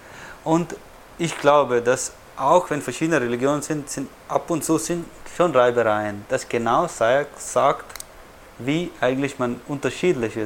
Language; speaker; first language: German; non-native, fluent; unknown